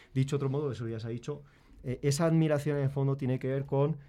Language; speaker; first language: Spanish; native; Spanish